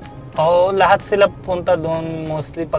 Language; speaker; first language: Filipino; non-native, learner; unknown